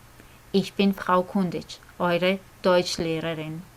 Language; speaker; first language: German; non-native, fluent; Croatian